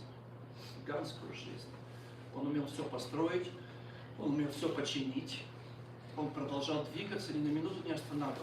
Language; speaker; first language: Russian; native; Russian